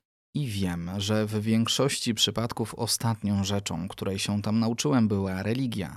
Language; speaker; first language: Polish; native; Polish